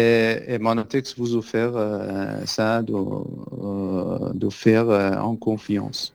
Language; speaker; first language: French; non-native, fluent; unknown